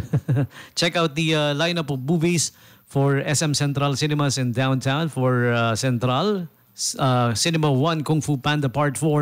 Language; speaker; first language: English; non-native, local second language; Filipino